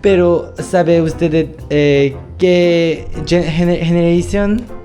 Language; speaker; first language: Spanish; non-native, learner; Korean